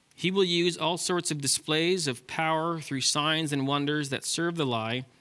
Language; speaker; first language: English; native; English